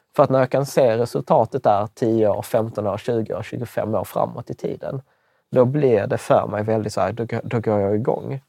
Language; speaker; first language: Swedish; early bilingual, other home language; Czech